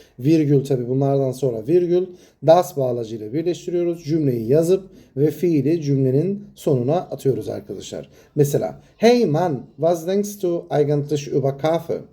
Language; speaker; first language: Turkish; native; Turkish